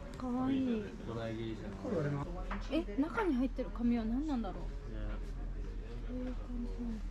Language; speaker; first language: Japanese; native; Japanese